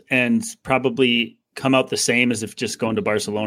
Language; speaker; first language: English; native; English